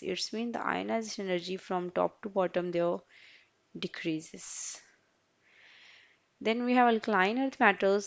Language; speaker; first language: English; non-native, local second language; Urdu